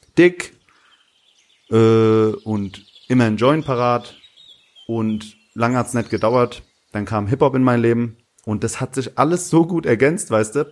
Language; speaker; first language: German; early bilingual, other home language; Turkish